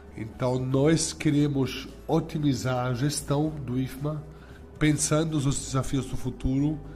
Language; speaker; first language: Portuguese; non-native, fluent; German